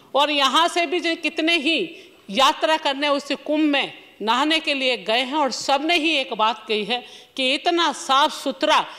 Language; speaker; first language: Hindi; native; Hindi